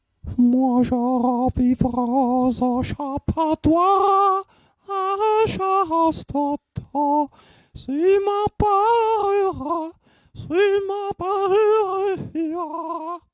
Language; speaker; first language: French; non-native, learner; German